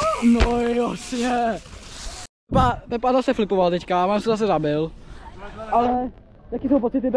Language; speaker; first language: Czech; native; Czech